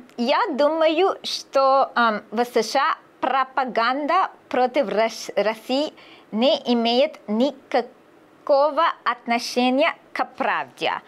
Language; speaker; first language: Russian; non-native, learner; English